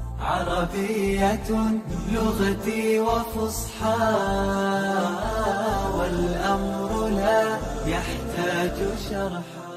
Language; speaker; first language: Arabic; non-native, learner; English